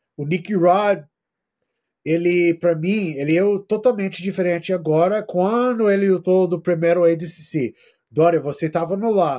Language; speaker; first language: Portuguese; non-native, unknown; English